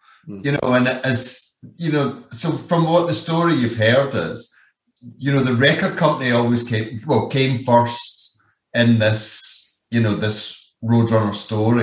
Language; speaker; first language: English; native; English